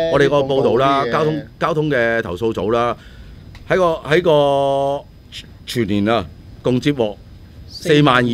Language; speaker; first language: Cantonese; native; Cantonese